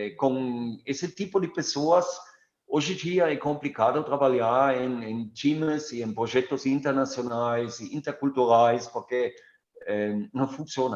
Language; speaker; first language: Portuguese; non-native, fluent; German